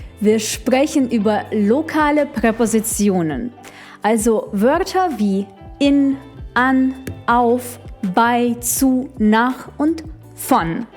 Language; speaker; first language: German; non-native, fluent; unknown